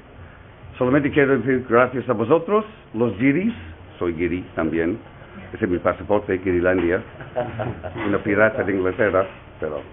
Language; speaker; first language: Spanish; non-native, learner; English